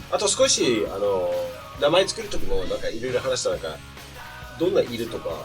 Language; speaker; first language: Japanese; non-native, fluent; English